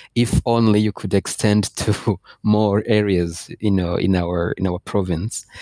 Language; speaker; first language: English; non-native, fluent; Rundi